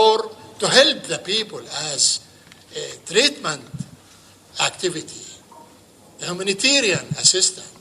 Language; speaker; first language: English; non-native, fluent; Arabic